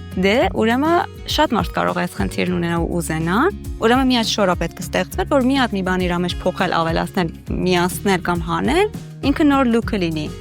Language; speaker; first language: Armenian; early bilingual, heritage; Armenian